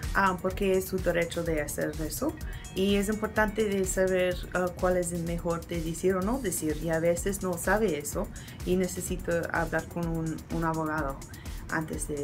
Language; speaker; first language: Spanish; non-native, learner; English